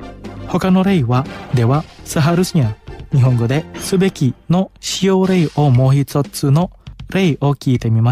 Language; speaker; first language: Japanese; non-native, fluent; Indonesian